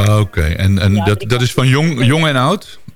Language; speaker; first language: Dutch; native; Dutch